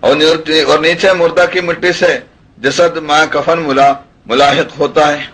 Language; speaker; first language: Hindi; non-native, local second language; Malayalam